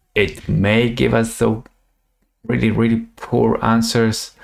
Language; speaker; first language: English; non-native, fluent; Polish